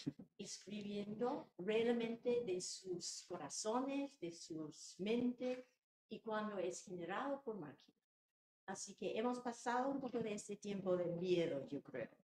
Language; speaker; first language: Spanish; non-native, fluent; English